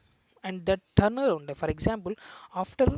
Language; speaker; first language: English; non-native, local second language; Telugu